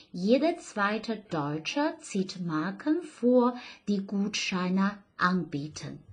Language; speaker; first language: German; non-native, fluent; Chinese